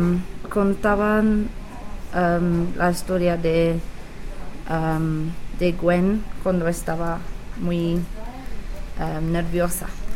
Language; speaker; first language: Spanish; non-native, learner; English